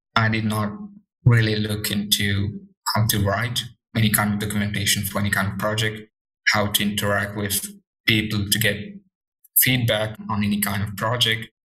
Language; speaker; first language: English; non-native, fluent; Morisyen